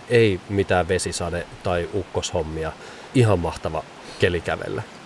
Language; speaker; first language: Finnish; native; Finnish